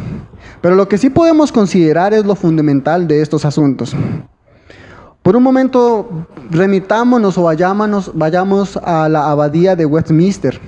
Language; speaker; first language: Spanish; native; Spanish